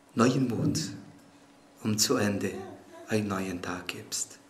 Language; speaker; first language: German; non-native, fluent; Portuguese